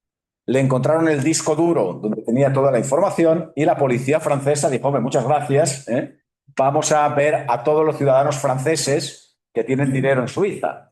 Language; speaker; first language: Spanish; native; Spanish